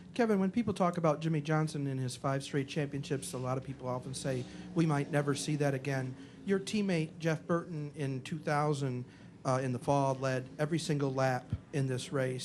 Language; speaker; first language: English; native; English